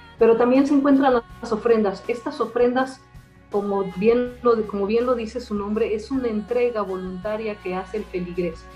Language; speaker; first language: Spanish; native; Spanish